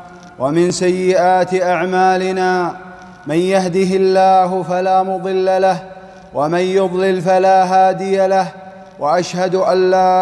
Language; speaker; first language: Arabic; native; Arabic